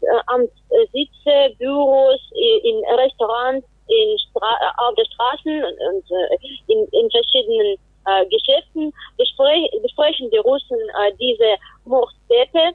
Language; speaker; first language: German; non-native, fluent; Russian